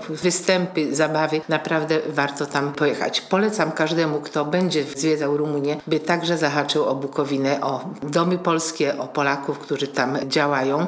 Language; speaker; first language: Polish; native; Polish